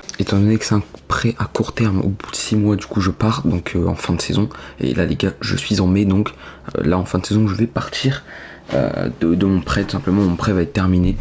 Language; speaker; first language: French; native; French